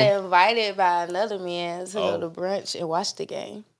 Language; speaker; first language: English; native; English